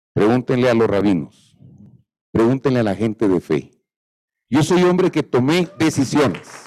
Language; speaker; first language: Spanish; native; Spanish